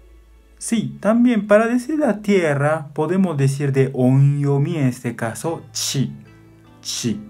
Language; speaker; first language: Spanish; non-native, fluent; Japanese